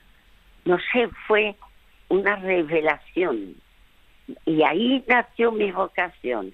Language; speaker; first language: Spanish; early bilingual, other home language; French